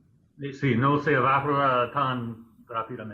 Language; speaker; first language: Spanish; non-native, fluent; English